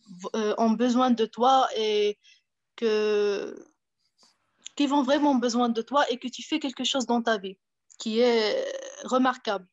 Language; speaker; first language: French; non-native, fluent; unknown